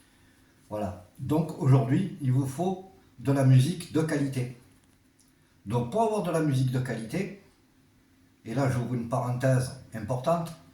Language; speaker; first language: French; native; French